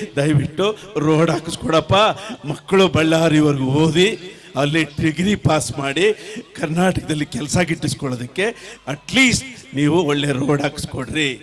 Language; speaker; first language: Kannada; non-native, local second language; Telugu